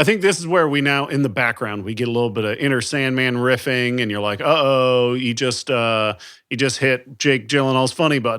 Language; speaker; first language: English; native; English